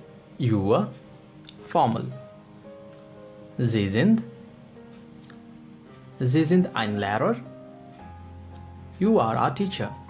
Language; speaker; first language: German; non-native, fluent; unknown